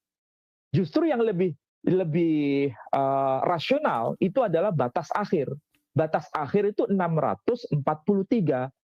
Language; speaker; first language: Indonesian; native; Indonesian